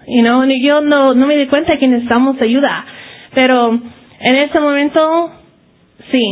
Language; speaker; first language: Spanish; early bilingual, heritage; Spanish